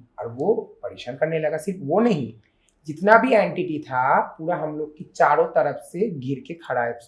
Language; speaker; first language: Hindi; non-native, local second language; Bangla